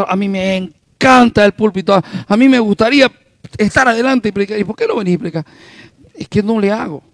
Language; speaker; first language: Spanish; native; Spanish